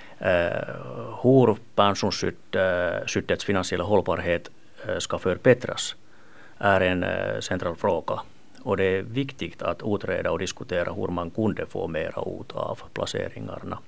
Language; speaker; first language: Swedish; non-native, local second language; Finnish